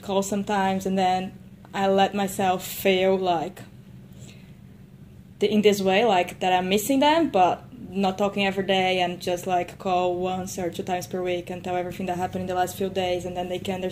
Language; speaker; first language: English; non-native, fluent; Portuguese